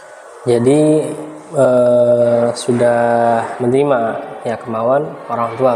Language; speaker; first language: Indonesian; native; Indonesian